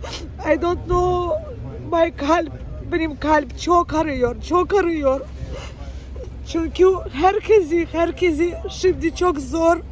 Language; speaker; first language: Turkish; non-native, learner; Ukrainian